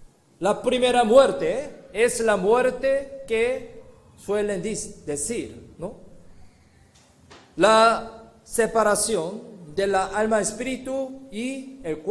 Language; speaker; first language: Spanish; non-native, fluent; Korean